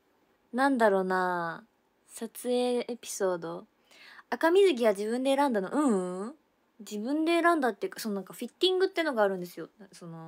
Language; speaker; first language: Japanese; native; Japanese